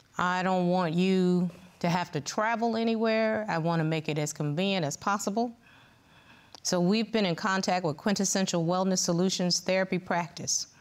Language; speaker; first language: English; native; English